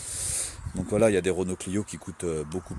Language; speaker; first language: French; native; French